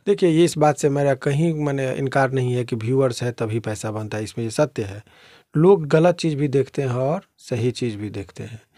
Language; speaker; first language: Hindi; native; Hindi